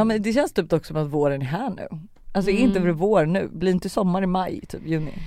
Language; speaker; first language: Swedish; native; Swedish